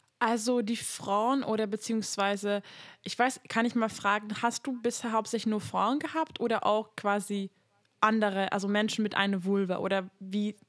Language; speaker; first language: German; non-native, fluent; Hungarian